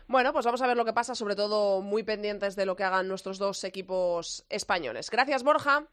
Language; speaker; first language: Spanish; native; Spanish